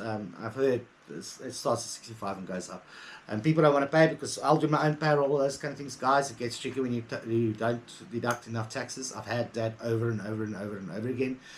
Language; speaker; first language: English; native; English